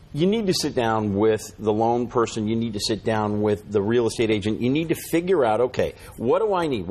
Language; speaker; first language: English; native; English